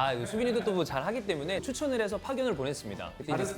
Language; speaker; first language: Korean; native; Korean